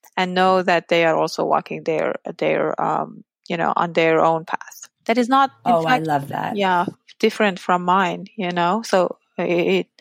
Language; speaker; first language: English; non-native, fluent; Persian